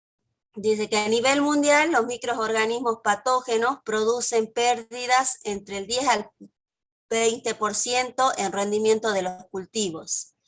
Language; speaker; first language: Spanish; native; Spanish